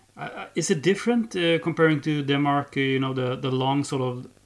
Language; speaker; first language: English; non-native, fluent; Swedish